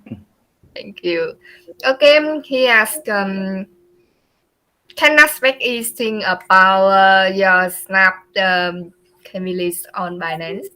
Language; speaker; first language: English; non-native, learner; Vietnamese